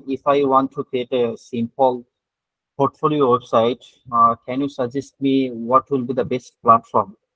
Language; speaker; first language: English; non-native, learner; Bangla